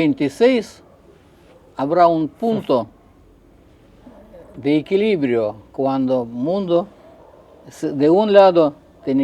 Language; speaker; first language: Spanish; non-native, fluent; Russian